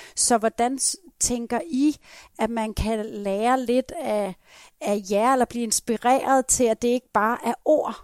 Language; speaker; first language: Danish; native; Danish